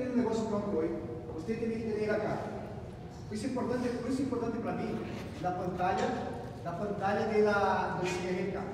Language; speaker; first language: Spanish; non-native, learner; Portuguese